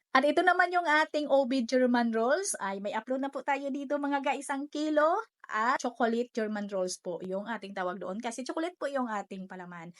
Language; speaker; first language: Filipino; non-native, local second language; Hiligaynon